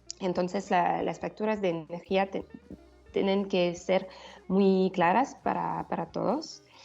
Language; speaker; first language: Spanish; non-native, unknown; French